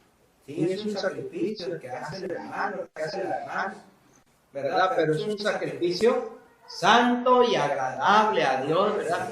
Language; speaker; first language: Spanish; native; Spanish